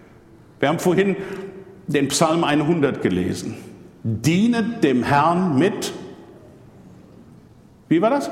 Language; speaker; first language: German; native; German